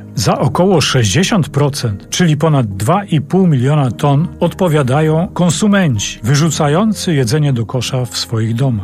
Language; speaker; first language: Polish; native; Polish